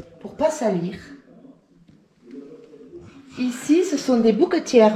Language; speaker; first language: French; native; French